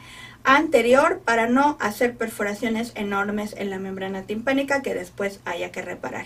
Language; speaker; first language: Spanish; native; Spanish